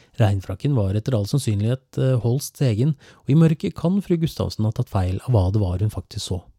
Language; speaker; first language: Norwegian; native; Norwegian